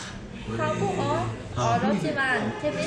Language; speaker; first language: Korean; non-native, learner; Vietnamese